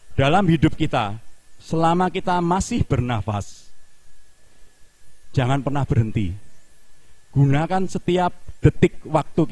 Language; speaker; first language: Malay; non-native, local second language; Javanese